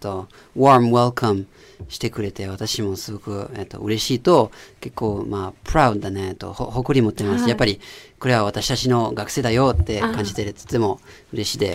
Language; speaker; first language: Japanese; non-native, fluent; French